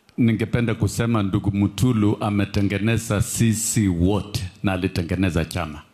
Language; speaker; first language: Swahili; non-native, local second language; Kalenjin